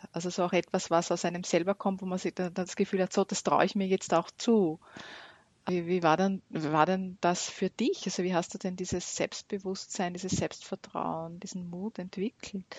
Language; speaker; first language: German; native; German